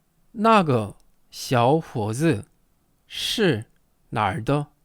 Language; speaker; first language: Chinese; non-native, fluent; Korean